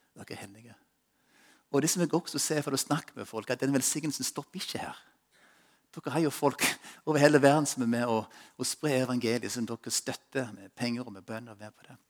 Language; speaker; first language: Norwegian; non-native, fluent; English